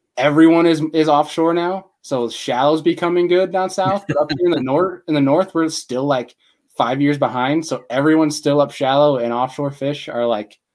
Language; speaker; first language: English; native; English